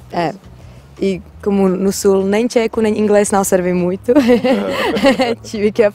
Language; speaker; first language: Portuguese; non-native, fluent; Czech